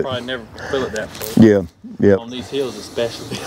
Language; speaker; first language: English; native; English